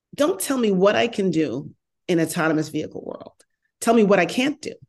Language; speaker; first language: English; native; English